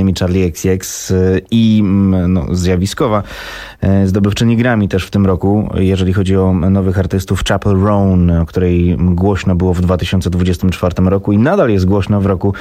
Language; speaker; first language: Polish; native; Polish